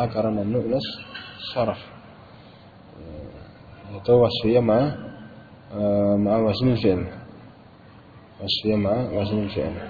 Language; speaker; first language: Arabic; non-native, fluent; Indonesian